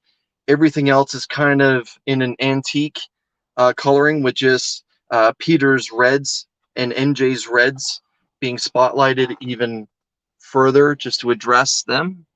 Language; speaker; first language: English; native; English